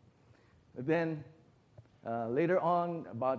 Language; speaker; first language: English; non-native, local second language; Filipino